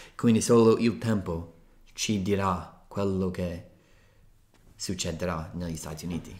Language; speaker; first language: Italian; non-native, fluent; English